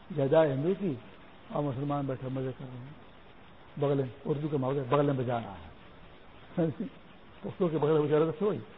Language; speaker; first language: Urdu; non-native, local second language; Pashto